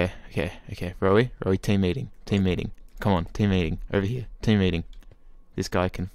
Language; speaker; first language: English; native; English